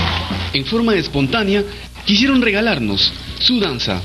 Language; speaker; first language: Spanish; native; Spanish